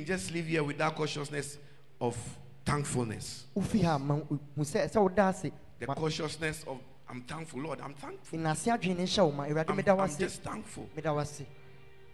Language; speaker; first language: English; non-native, local second language; Akan